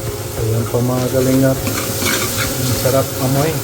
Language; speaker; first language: Filipino; non-native, local second language; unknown